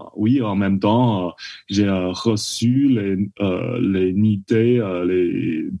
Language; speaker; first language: French; non-native, learner; Chinese